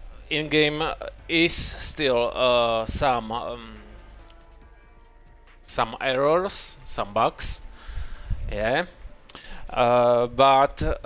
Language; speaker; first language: English; non-native, learner; Czech